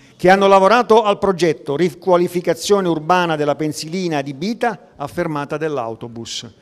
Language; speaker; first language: Italian; native; Italian